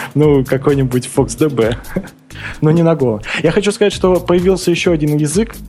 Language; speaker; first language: Russian; native; Russian